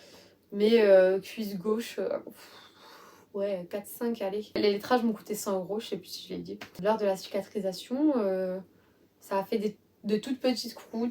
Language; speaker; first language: French; native; French